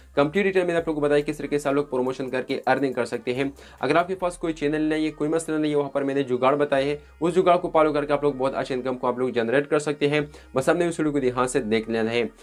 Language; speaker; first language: Urdu; non-native, local second language; Pashto